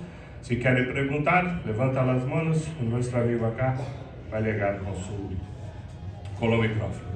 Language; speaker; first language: Spanish; non-native, fluent; Portuguese